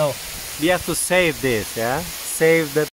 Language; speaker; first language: English; non-native, learner; Vietnamese